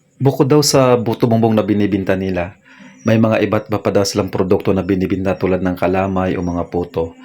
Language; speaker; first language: Filipino; native; Filipino